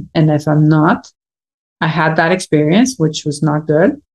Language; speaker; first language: English; non-native, fluent; Spanish